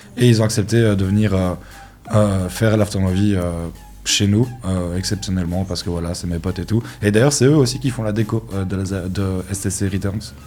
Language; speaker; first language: French; native; French